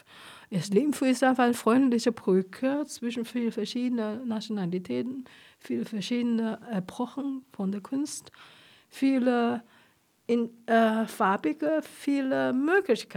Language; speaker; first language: German; non-native, fluent; Chinese